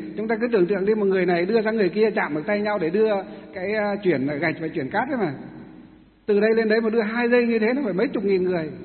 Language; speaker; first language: Vietnamese; non-native, local second language; Muong